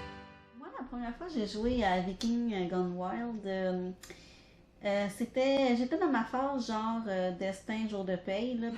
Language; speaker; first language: French; native; French